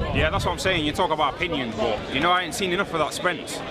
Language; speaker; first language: English; native; English